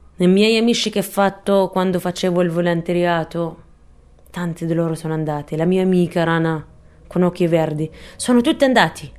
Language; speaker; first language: Italian; non-native, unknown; Arabic